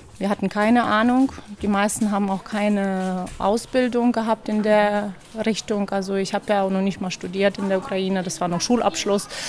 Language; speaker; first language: German; non-native, fluent; Ukrainian